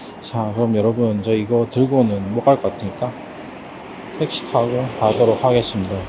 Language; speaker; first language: Korean; native; Korean